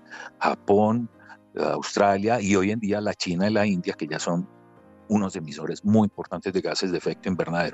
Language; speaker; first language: Spanish; native; Spanish